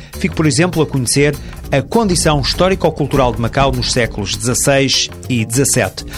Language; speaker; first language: Portuguese; native; Portuguese